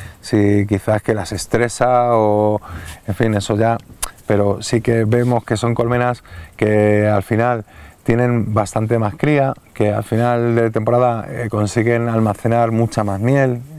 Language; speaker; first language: Spanish; native; Spanish